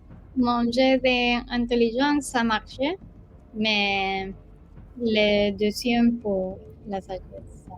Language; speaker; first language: French; non-native, learner; Spanish